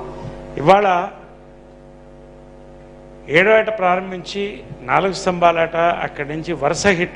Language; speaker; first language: Telugu; native; Telugu